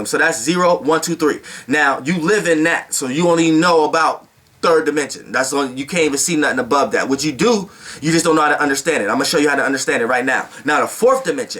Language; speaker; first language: English; native; English